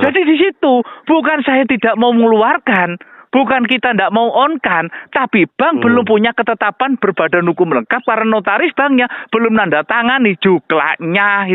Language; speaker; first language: Indonesian; non-native, local second language; Javanese